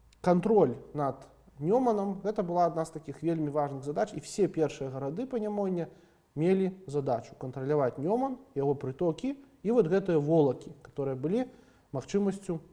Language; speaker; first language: Belarusian; non-native, local second language; Russian